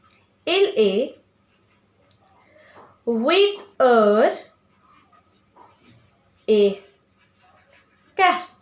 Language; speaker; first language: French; non-native, fluent; Hindi